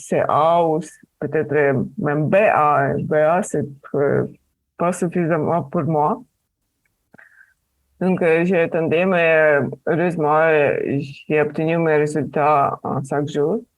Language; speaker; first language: French; non-native, fluent; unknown